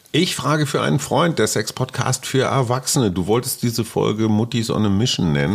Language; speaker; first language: German; native; German